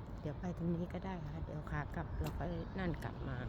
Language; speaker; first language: Thai; native; Thai